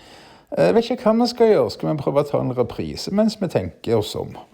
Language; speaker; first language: Norwegian; native; Norwegian